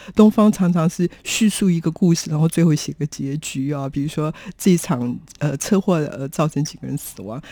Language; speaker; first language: Chinese; native; Chinese